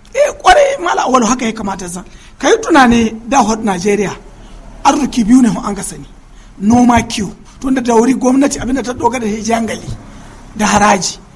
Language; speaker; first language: Hausa; non-native, local second language; Fula